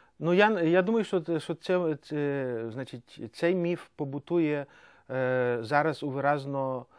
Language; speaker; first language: Ukrainian; native; Ukrainian